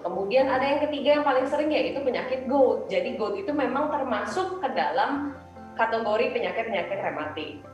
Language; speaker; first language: Indonesian; native; Indonesian